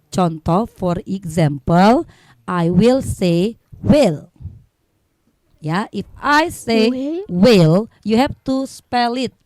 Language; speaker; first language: English; non-native, learner; Indonesian